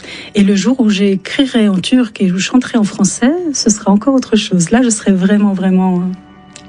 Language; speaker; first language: French; non-native, local second language; Turkish